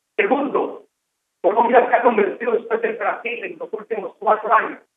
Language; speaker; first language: Spanish; native; Spanish